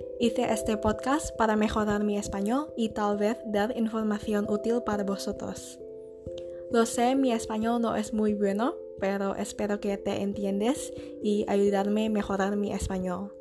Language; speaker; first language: Spanish; non-native, learner; Indonesian